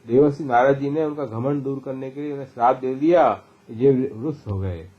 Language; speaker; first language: Hindi; non-native, local second language; Gujarati